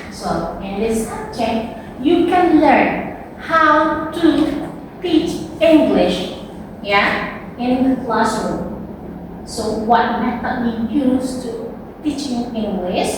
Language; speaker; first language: English; non-native, fluent; Indonesian